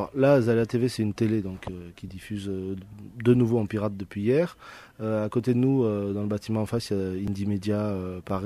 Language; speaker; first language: French; native; French